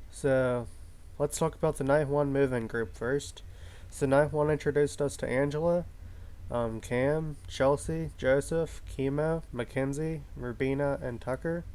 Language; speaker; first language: English; native; English